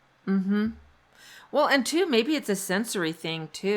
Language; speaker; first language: English; native; English